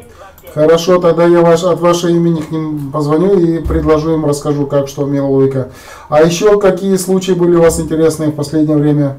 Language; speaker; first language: Russian; native; Russian